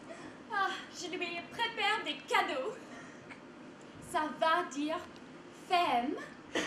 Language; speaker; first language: French; non-native, fluent; English